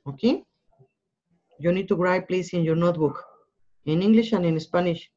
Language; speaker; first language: English; non-native, learner; Spanish